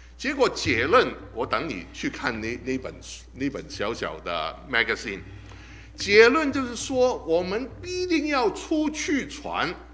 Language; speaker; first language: Chinese; non-native, local second language; Cantonese